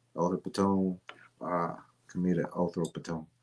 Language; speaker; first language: Spanish; non-native, learner; English